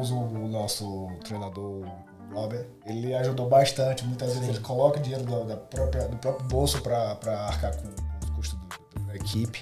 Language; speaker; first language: Portuguese; native; Portuguese